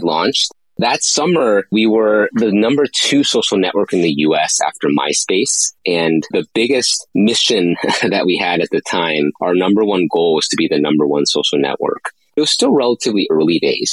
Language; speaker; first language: English; native; English